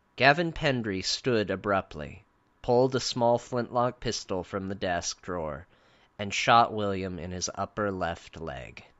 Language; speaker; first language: English; native; English